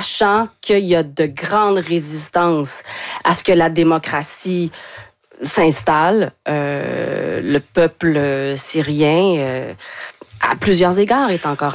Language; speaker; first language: French; native; French